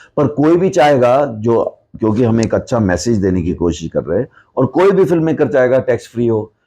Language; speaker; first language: Hindi; non-native, local second language; Punjabi